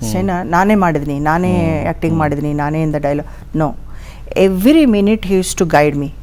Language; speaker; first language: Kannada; non-native, learner; Telugu